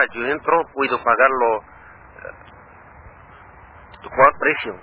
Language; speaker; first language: Spanish; non-native, learner; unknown